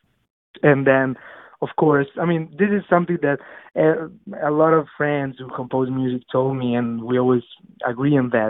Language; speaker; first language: English; non-native, fluent; Italian